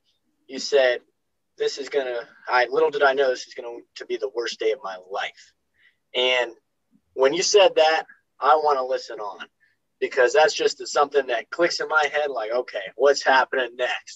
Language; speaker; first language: English; native; English